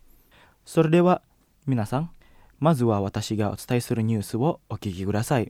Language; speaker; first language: Japanese; non-native, fluent; Indonesian